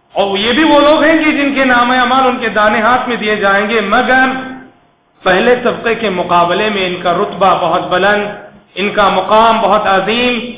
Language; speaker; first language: Urdu; native; Urdu